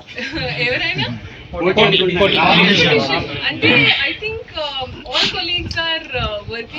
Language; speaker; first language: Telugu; non-native, local second language; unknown